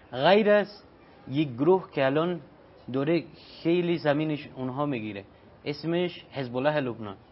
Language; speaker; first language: Persian; non-native, learner; Spanish